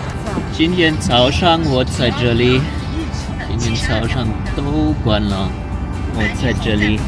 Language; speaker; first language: Chinese; non-native, learner; German